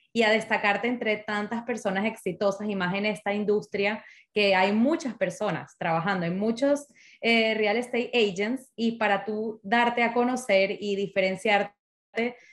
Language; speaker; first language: Spanish; native; Spanish